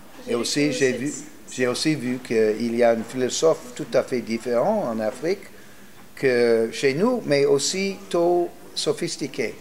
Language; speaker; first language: French; non-native, fluent; English